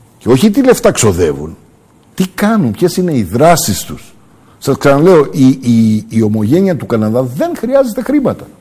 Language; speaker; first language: Greek; early bilingual, heritage; Greek